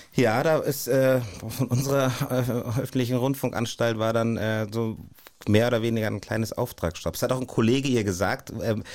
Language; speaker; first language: German; native; German